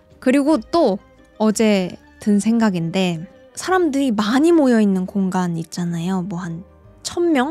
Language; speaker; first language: Korean; native; Korean